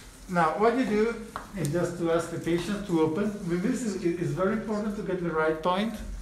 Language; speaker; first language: English; non-native, fluent; Italian